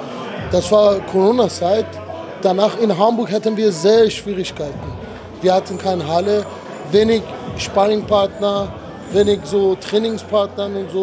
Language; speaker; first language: German; non-native, fluent; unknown